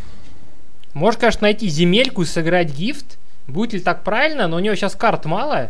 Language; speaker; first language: Russian; native; Russian